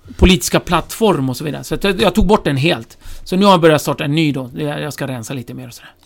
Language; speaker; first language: Swedish; early bilingual, other home language; Kurdish